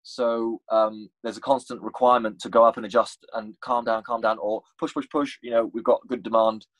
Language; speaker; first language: English; native; English